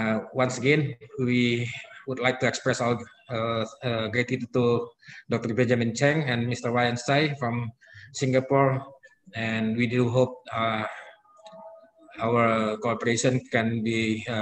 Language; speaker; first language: English; non-native, fluent; Indonesian